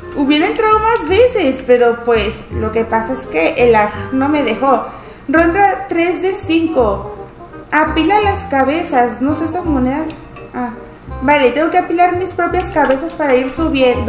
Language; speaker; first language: Spanish; native; Spanish